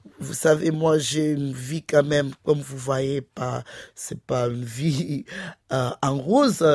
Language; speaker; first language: French; non-native, fluent; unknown